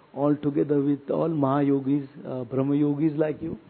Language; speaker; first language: English; non-native, local second language; Marathi